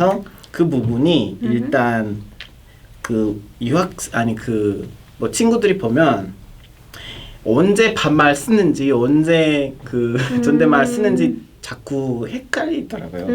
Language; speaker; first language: Korean; non-native, fluent; Kinyarwanda